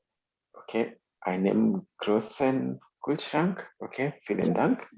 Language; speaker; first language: German; non-native, fluent; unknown